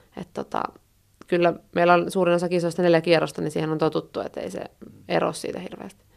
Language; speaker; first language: Finnish; native; Finnish